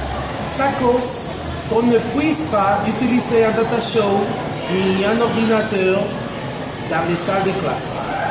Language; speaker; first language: French; non-native, fluent; Spanish